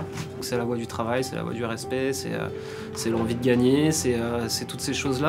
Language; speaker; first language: French; native; French